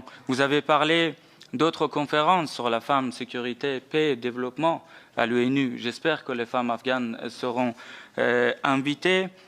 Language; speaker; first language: French; non-native, fluent; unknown